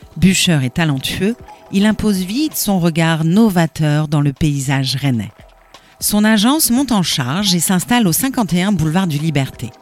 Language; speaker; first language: French; native; French